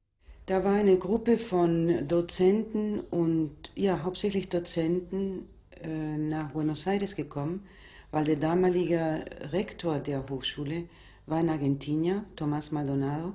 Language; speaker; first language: German; non-native, fluent; Spanish